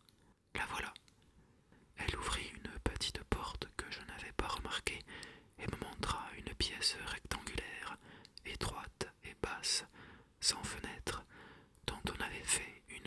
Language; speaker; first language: French; native; French